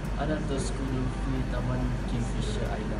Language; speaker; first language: Arabic; non-native, learner; Malay